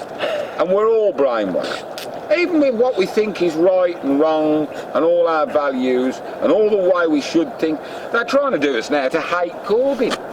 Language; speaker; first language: English; native; English